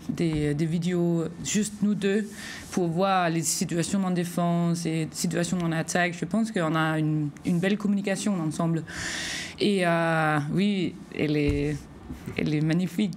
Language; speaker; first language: French; non-native, fluent; Danish